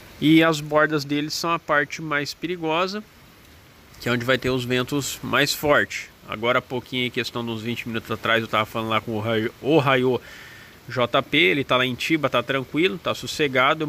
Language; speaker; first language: Portuguese; native; Portuguese